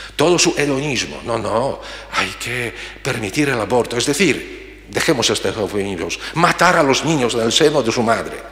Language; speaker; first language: Spanish; non-native, fluent; Polish